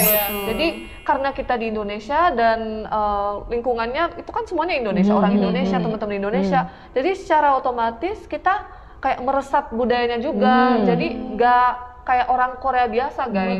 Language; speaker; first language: Indonesian; early bilingual, other home language; Korean